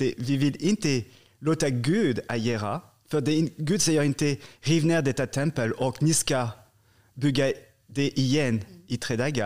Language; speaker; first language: Swedish; non-native, fluent; French